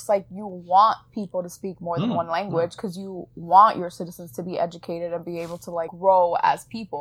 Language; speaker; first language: English; early bilingual, other home language; Spanish